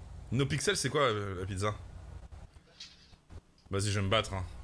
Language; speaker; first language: French; native; French